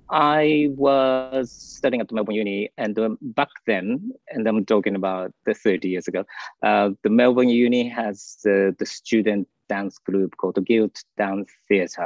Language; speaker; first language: English; non-native, fluent; Japanese